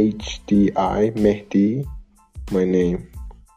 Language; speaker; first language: English; non-native, learner; Persian